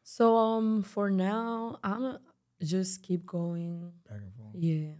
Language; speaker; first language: English; non-native, fluent; Spanish